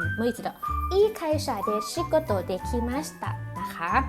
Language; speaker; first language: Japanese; non-native, fluent; Thai